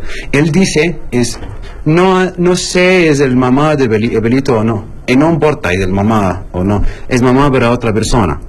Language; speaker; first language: Spanish; non-native, learner; Arabic